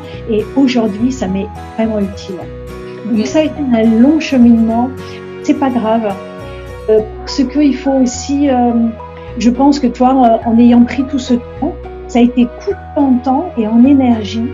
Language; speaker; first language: French; native; French